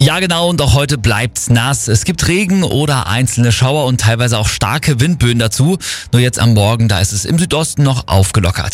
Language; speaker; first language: German; native; German